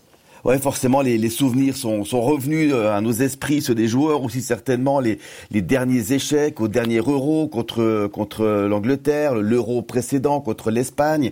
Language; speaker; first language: French; native; French